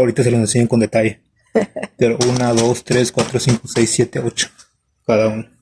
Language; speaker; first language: Spanish; native; Spanish